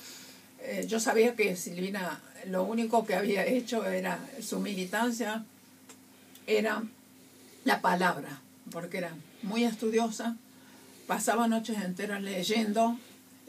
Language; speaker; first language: Spanish; native; Spanish